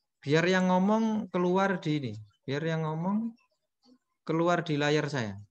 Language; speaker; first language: Indonesian; non-native, local second language; Javanese